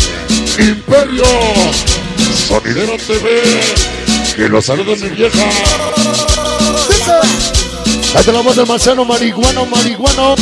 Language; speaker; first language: Spanish; native; Spanish